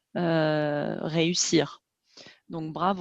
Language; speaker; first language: French; native; French